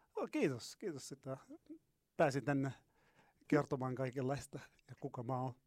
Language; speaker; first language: Finnish; non-native, learner; Arabic